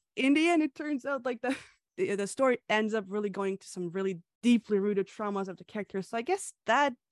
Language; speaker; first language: English; early bilingual, other home language; Hungarian